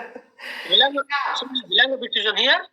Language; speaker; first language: German; non-native, learner; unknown